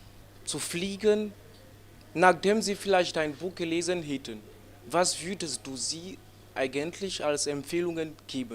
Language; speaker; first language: German; non-native, learner; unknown